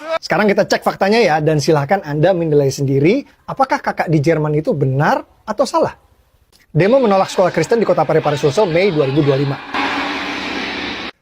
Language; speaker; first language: Indonesian; native; Indonesian